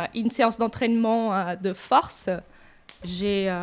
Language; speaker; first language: French; non-native, fluent; Portuguese